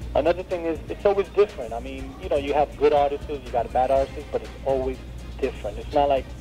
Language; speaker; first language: English; native; English